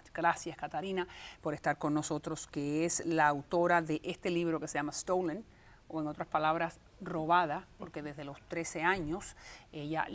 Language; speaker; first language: Spanish; native; Spanish